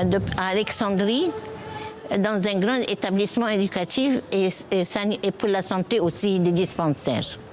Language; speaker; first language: French; non-native, fluent; Arabic